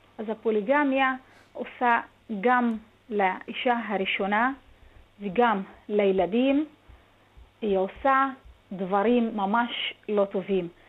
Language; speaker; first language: Hebrew; non-native, local second language; Arabic